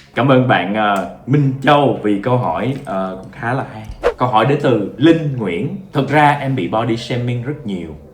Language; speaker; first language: Vietnamese; non-native, fluent; English